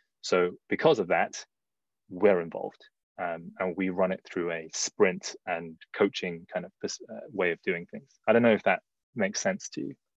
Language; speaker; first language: English; early bilingual, other home language; Chinese